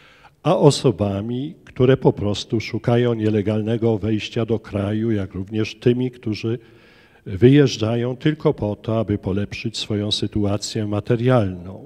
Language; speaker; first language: Polish; native; Polish